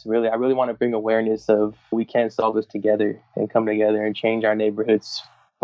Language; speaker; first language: English; native; English